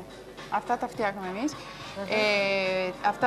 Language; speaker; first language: Greek; non-native, fluent; Spanish